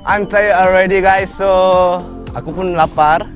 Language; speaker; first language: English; non-native, learner; Indonesian